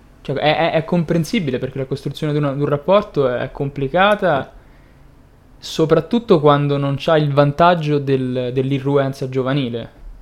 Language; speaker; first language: Italian; native; Italian